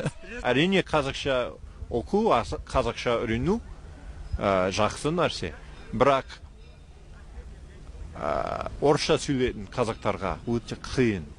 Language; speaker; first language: Kazakh; non-native, fluent; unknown